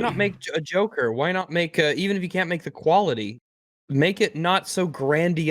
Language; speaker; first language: English; native; English